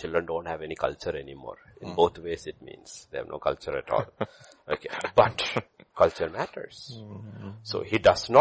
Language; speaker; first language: English; non-native, local second language; Malayalam